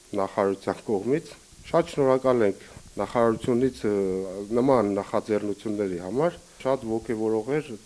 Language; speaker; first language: Armenian; native; Armenian